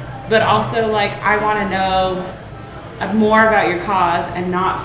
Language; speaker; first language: English; native; English